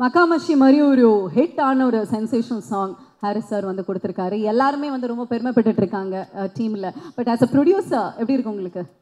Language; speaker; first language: Tamil; native; Tamil